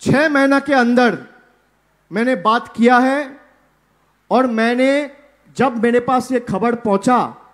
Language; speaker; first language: Hindi; non-native, local second language; Bangla